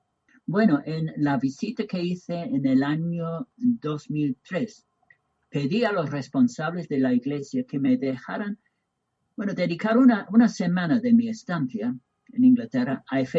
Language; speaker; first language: Spanish; non-native, fluent; English